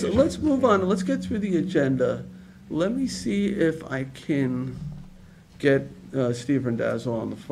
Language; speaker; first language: English; native; English